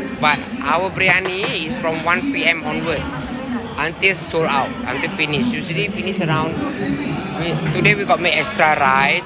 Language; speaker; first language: English; non-native, local second language; Malay